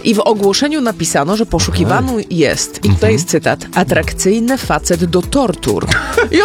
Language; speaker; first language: Polish; native; Polish